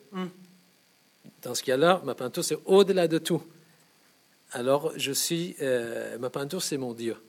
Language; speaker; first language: French; non-native, fluent; Persian